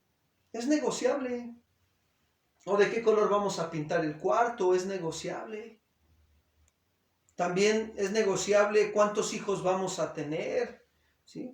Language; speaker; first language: Spanish; native; Spanish